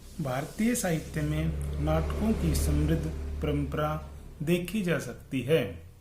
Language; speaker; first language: Hindi; native; Hindi